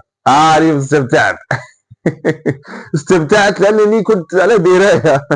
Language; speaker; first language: Arabic; native; Arabic